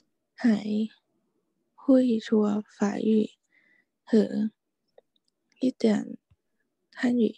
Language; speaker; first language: Chinese; non-native, learner; Thai